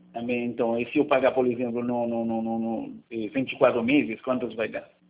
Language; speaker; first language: Portuguese; non-native, learner; Haitian Creole